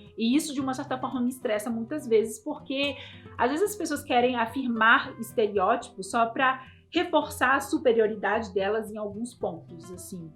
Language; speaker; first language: Portuguese; native; Portuguese